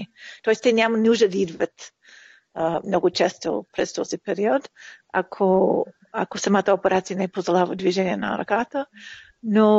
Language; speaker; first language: Bulgarian; early bilingual, heritage; Bulgarian